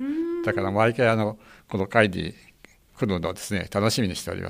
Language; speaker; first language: Japanese; native; Japanese